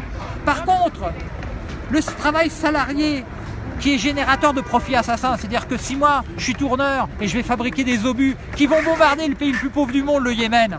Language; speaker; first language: French; native; French